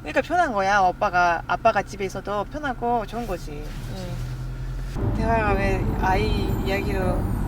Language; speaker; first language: Korean; non-native, fluent; Japanese